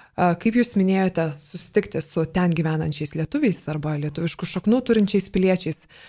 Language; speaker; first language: Lithuanian; native; Lithuanian